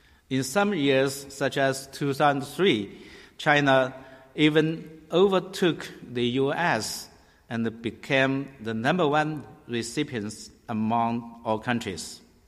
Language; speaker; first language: English; non-native, learner; Chinese